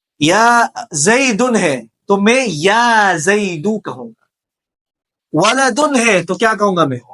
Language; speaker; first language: Urdu; native; Urdu